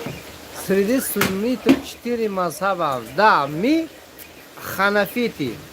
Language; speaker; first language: Russian; non-native, local second language; Tajik